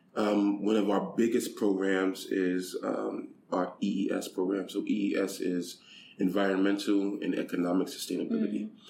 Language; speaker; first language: English; native; English